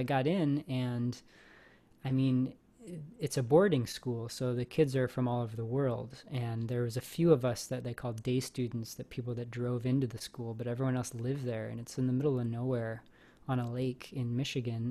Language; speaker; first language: English; native; English